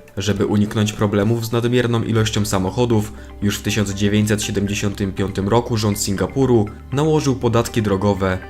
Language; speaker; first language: Polish; native; Polish